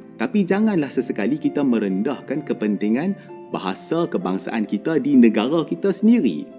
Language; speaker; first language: Malay; native; Malay